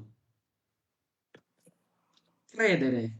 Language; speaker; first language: Italian; non-native, fluent; Bangla